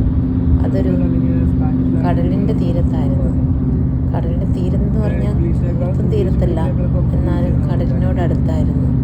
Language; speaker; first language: Malayalam; native; Malayalam